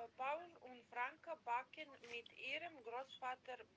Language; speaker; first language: German; non-native, learner; Macedonian